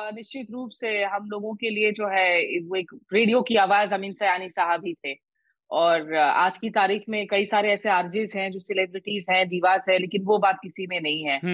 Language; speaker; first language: Hindi; native; Hindi